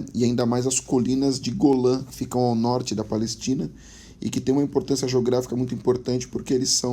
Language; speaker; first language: Portuguese; native; Portuguese